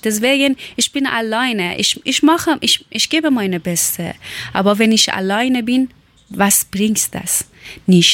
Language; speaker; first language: German; non-native, learner; Persian